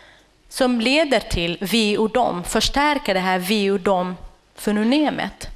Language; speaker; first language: Swedish; non-native, fluent; Kurdish